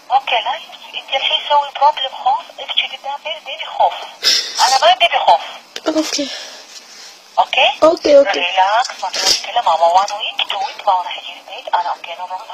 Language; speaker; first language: Arabic; non-native, learner; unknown